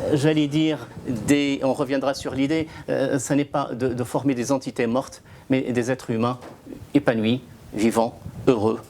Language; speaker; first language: French; non-native, local second language; Arabic